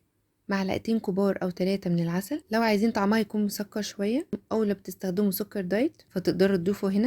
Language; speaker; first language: Arabic; native; Arabic